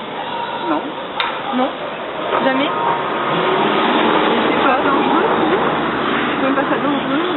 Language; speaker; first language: French; native; French